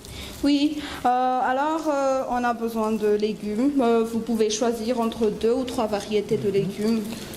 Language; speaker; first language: French; non-native, local second language; Malagasy